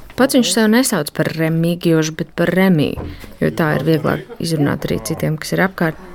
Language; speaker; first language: Latvian; native; Latvian